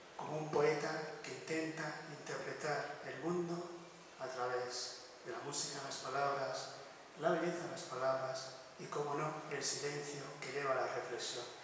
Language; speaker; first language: Spanish; non-native, local second language; Basque